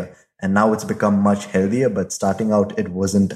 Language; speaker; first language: English; non-native, local second language; Hindi